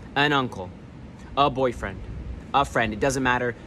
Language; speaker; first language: English; native; English